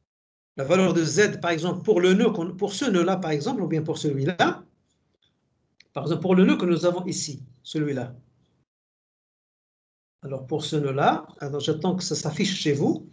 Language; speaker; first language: French; native; French